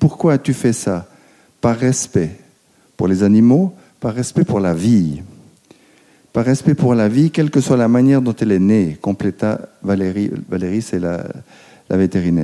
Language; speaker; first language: French; native; French